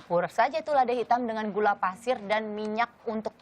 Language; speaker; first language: Indonesian; native; Indonesian